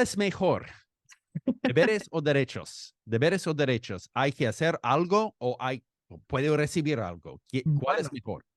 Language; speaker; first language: Spanish; non-native, fluent; English